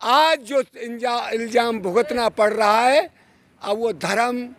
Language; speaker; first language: Hindi; native; Hindi